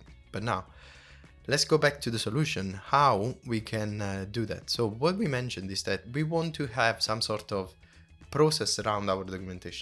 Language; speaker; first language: English; non-native, fluent; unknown